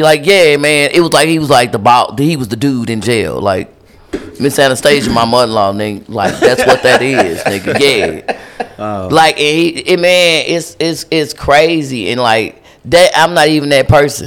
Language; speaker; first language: English; native; English